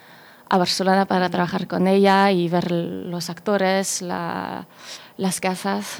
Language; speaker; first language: Spanish; non-native, fluent; French